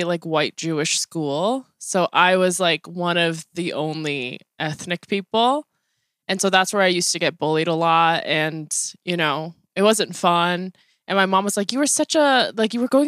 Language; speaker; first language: English; early bilingual, other home language; Persian